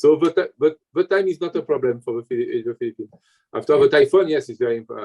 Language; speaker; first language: English; non-native, learner; French